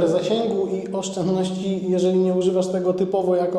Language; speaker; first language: Polish; native; Polish